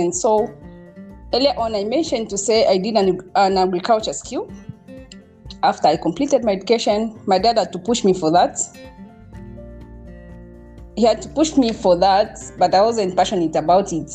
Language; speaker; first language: English; non-native, local second language; Bemba